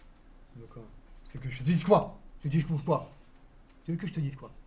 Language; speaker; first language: French; native; French